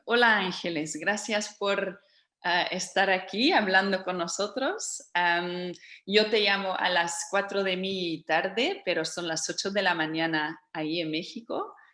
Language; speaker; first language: Spanish; non-native, fluent; Dutch